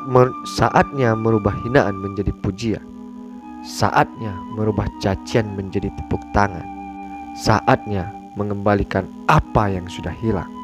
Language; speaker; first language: Indonesian; native; Indonesian